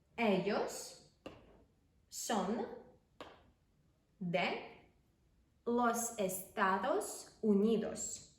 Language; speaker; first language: Spanish; non-native, fluent; Ukrainian